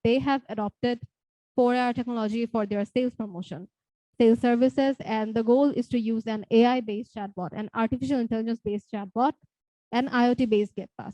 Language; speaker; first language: English; non-native, local second language; Bangla